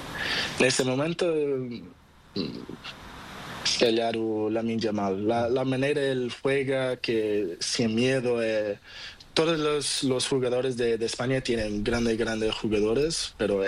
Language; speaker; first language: Spanish; non-native, learner; Portuguese